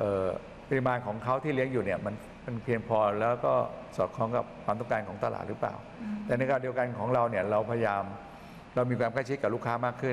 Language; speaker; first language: Thai; native; Thai